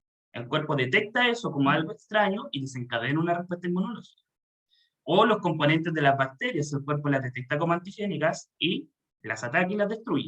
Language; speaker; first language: Spanish; native; Spanish